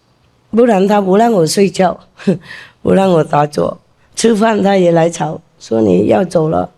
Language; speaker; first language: Chinese; non-native, fluent; Vietnamese